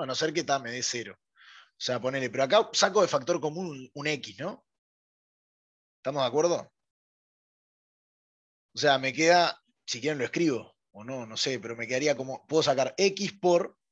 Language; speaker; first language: Spanish; native; Spanish